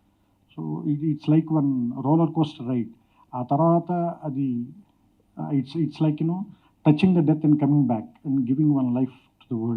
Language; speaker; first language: Telugu; native; Telugu